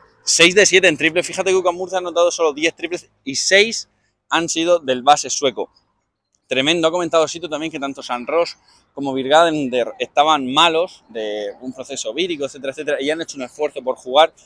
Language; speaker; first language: Spanish; native; Spanish